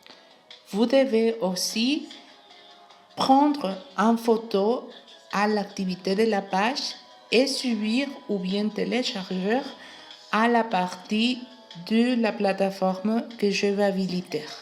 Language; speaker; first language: French; non-native, learner; Spanish